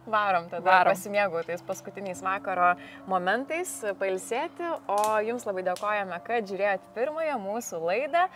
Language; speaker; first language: Lithuanian; native; Lithuanian